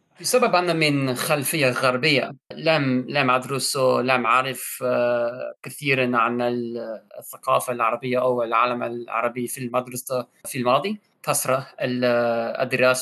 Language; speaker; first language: Arabic; non-native, learner; English